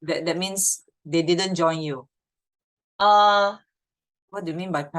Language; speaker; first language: English; non-native, fluent; Malay